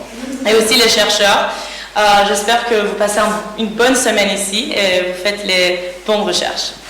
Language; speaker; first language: French; non-native, learner; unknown